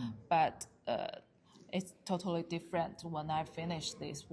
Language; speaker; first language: English; non-native, learner; Chinese